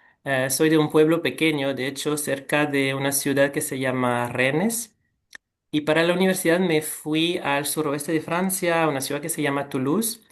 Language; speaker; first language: Spanish; non-native, fluent; French